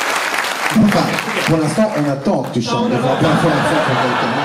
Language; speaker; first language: French; native; French